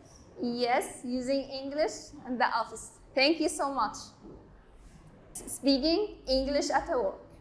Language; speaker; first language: English; non-native, learner; Arabic